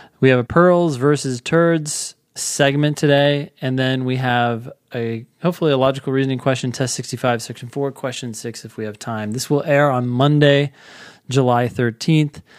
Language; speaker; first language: English; native; English